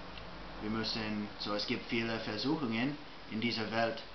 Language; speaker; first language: German; non-native, learner; English